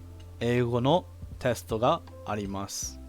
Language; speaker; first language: Japanese; non-native, learner; English